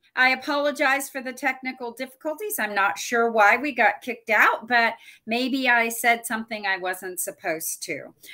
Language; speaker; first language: English; native; English